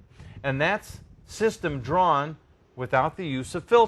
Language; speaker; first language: English; native; English